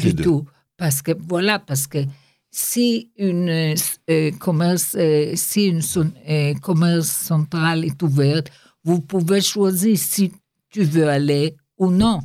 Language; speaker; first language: French; non-native, learner; Hebrew